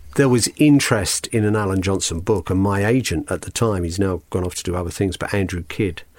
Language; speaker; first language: English; native; English